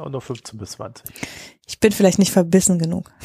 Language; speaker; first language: German; native; German